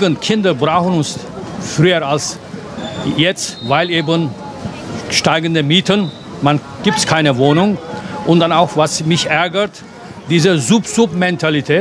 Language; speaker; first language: German; non-native, fluent; Turkish